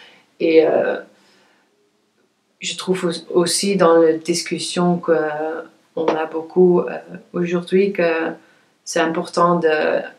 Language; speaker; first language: French; non-native, fluent; Dutch